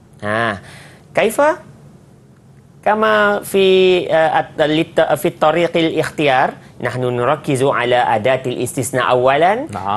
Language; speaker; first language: Arabic; non-native, fluent; Malay